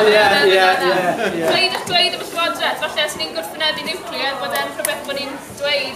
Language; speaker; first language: Welsh; native; Welsh